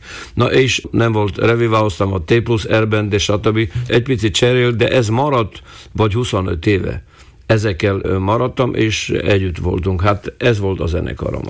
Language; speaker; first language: Hungarian; non-native, local second language; Slovak